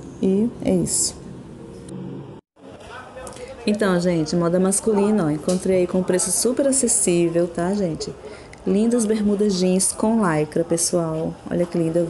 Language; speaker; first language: Portuguese; native; Portuguese